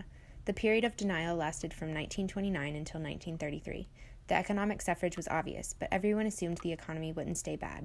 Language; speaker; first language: English; native; English